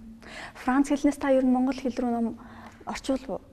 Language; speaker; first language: Mongolian; native; Mongolian